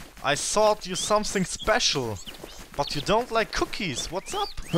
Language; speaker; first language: English; non-native, learner; German